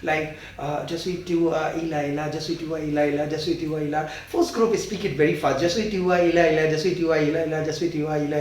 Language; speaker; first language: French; non-native, fluent; Hindi